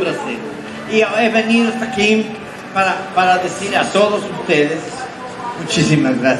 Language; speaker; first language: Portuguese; non-native, learner; Spanish